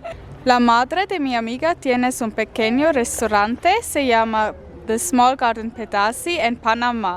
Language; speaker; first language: Spanish; non-native, learner; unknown